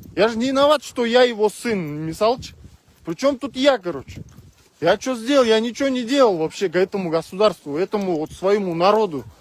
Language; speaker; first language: Russian; non-native, local second language; Kyrgyz